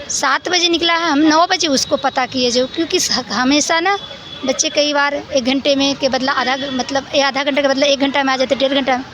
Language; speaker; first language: Hindi; native; Hindi